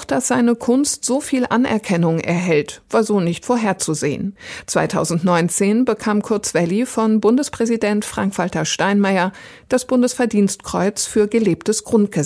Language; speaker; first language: German; native; German